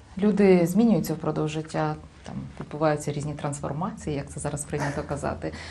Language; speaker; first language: Ukrainian; native; Ukrainian